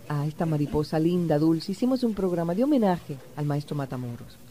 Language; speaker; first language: Spanish; native; Spanish